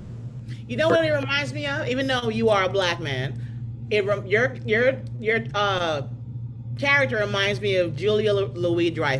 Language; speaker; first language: English; native; English